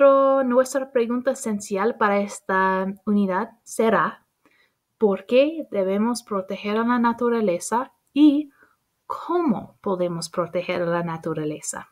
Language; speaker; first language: Spanish; non-native, fluent; English